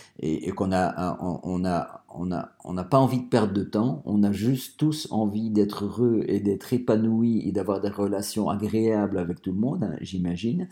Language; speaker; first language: French; native; French